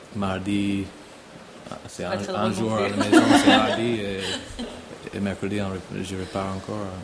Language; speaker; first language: French; non-native, learner; English